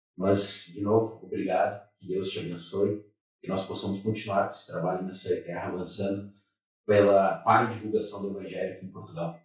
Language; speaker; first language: Portuguese; native; Portuguese